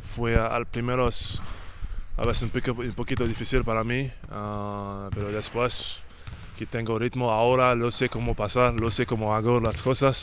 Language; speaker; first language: Spanish; non-native, learner; French